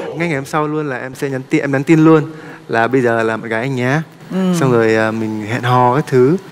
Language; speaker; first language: Vietnamese; native; Vietnamese